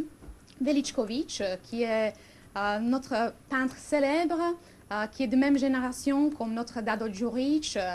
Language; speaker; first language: French; non-native, fluent; Serbian